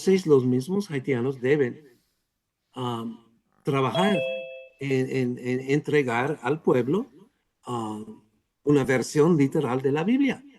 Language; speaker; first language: Spanish; non-native, fluent; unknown